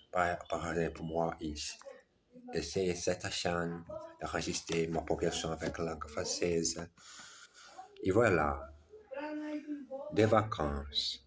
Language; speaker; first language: French; non-native, learner; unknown